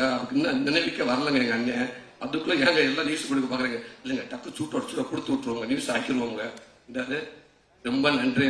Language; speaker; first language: Tamil; native; Tamil